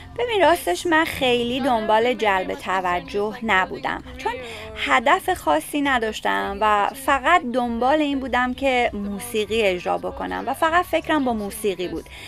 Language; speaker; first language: Persian; non-native, fluent; Czech